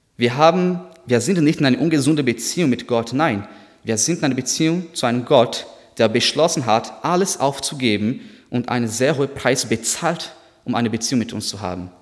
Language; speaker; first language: German; non-native, fluent; Portuguese